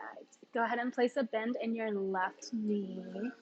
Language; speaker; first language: English; native; English